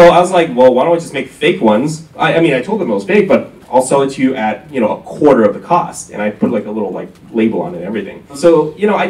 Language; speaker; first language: English; native; English